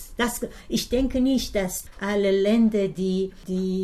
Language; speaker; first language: German; non-native, learner; Persian